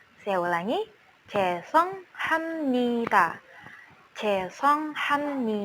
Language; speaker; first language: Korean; non-native, learner; Indonesian